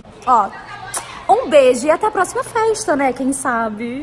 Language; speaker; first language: Portuguese; native; Portuguese